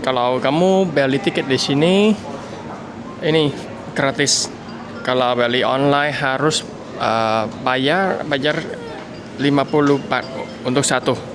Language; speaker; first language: Indonesian; non-native, fluent; Vietnamese